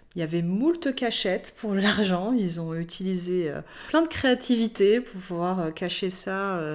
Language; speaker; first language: French; native; French